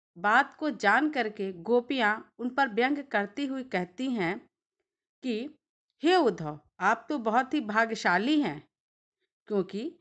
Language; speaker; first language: Hindi; native; Hindi